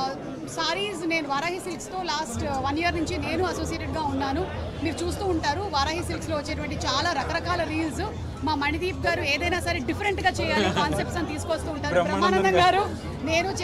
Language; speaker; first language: Telugu; native; Telugu